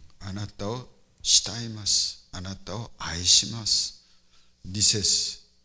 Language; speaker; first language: Japanese; non-native, fluent; Korean